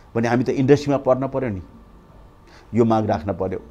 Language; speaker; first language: Nepali; native; Nepali